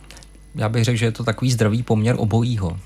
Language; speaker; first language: Czech; native; Czech